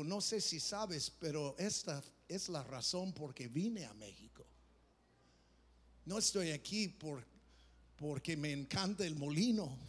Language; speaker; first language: Spanish; non-native, fluent; English